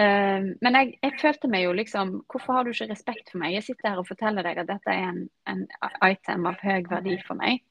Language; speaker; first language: Norwegian; native; Norwegian